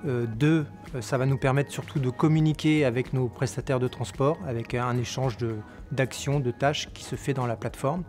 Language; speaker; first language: French; native; French